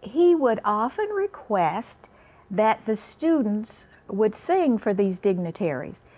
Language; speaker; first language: English; native; English